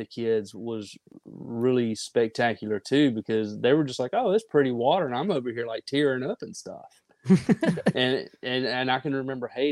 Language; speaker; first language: English; native; English